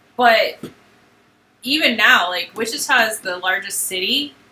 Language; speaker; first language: English; native; English